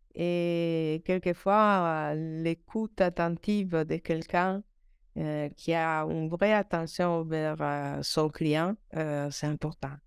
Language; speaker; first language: French; non-native, fluent; Italian